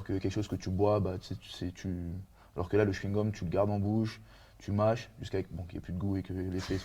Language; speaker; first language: French; native; French